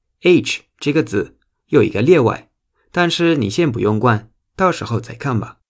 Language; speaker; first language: Chinese; non-native, fluent; Spanish